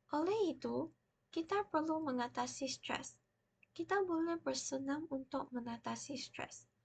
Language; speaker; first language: Malay; non-native, local second language; Chinese